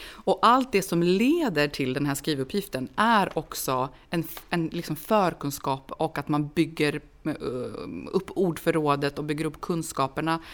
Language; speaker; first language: Swedish; native; Swedish